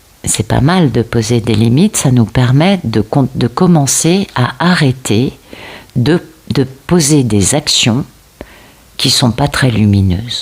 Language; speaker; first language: French; native; French